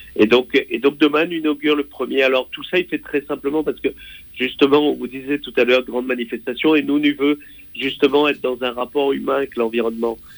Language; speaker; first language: French; non-native, local second language; Réunion Creole French